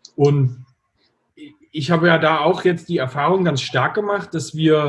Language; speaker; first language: German; native; German